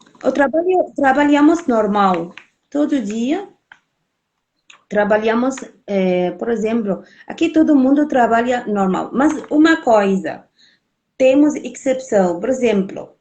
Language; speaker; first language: Portuguese; non-native, fluent; Arabic